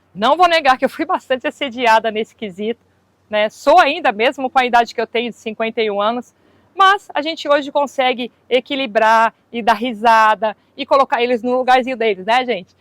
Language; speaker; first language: Portuguese; native; Portuguese